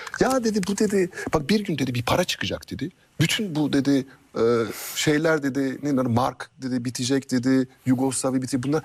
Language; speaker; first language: Turkish; early bilingual, heritage; French